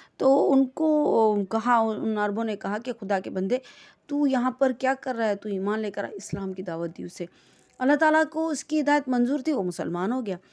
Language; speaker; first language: Urdu; non-native, local second language; Sindhi